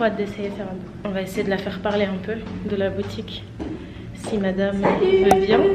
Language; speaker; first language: French; native; French